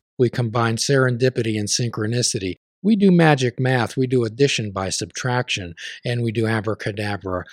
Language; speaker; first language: English; native; English